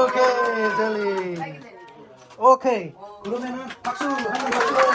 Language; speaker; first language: Korean; non-native, fluent; Nepali